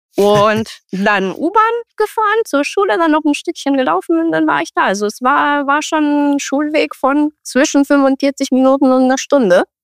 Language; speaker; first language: German; non-native, fluent; Romanian